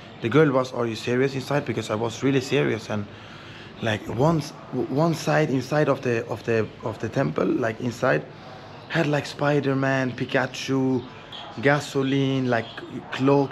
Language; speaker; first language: English; non-native, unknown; Swedish